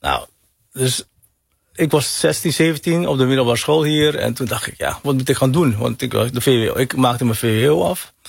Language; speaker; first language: Dutch; early bilingual, other home language; Hakka Chinese